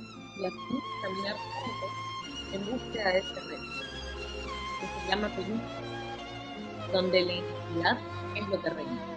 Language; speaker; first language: Spanish; native; Spanish